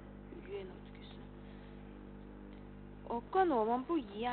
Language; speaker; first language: Chinese; non-native, learner; Korean